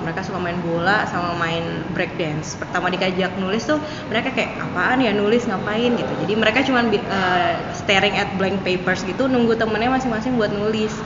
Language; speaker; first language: Indonesian; native; Indonesian